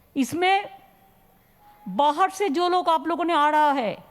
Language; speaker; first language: Hindi; non-native, local second language; Bangla